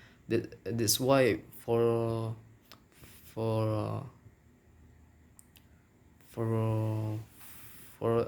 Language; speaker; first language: English; non-native, local second language; Minangkabau